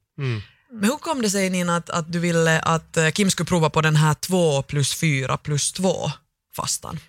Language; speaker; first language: Swedish; native; Swedish